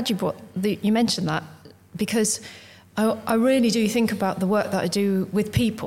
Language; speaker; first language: English; native; English